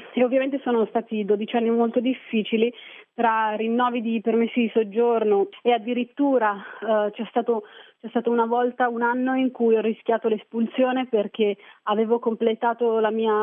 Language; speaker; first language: Italian; early bilingual, other home language; Arabic